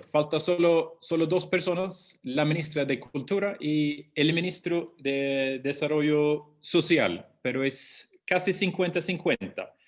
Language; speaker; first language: Spanish; non-native, fluent; Swedish